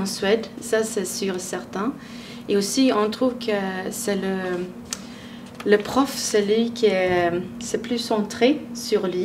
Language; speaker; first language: French; non-native, fluent; Swedish